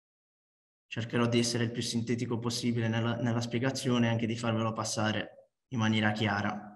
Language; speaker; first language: Italian; native; Italian